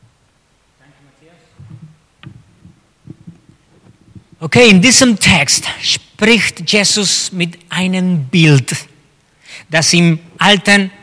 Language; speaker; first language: German; non-native, fluent; Spanish